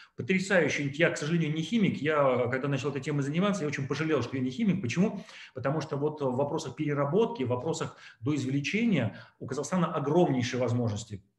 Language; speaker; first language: Russian; native; Russian